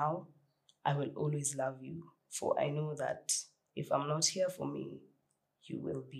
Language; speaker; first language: English; non-native, local second language; Swahili